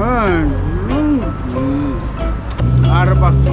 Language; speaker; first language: Korean; non-native, learner; Mongolian